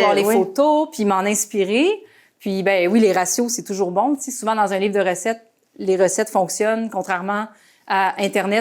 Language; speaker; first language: French; native; French